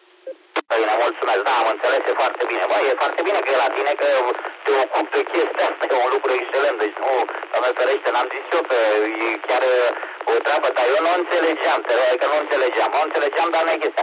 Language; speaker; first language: Romanian; native; Romanian